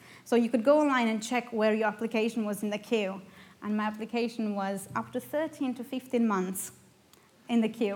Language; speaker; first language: English; non-native, fluent; Romanian